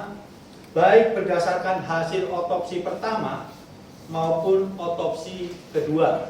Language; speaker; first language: Indonesian; native; Indonesian